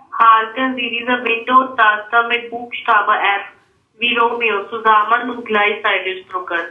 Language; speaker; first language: German; non-native, learner; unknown